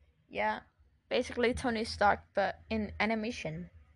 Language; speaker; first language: English; non-native, fluent; Vietnamese